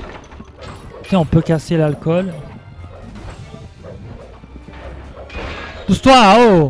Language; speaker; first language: French; native; French